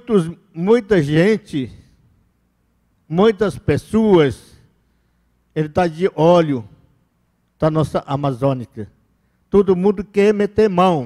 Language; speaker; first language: Portuguese; non-native, local second language; Yanomámi